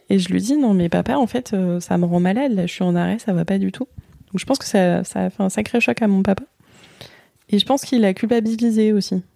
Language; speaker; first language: French; native; French